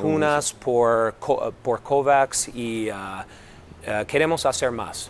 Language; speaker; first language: Spanish; non-native, fluent; English